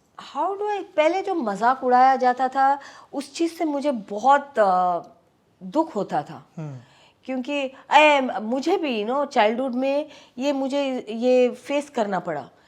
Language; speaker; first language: Hindi; non-native, local second language; Tamil